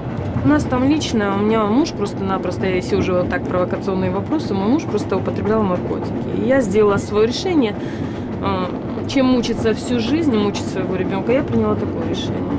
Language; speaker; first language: Russian; native; Russian